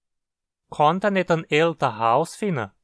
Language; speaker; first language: German; early bilingual, heritage; Portuguese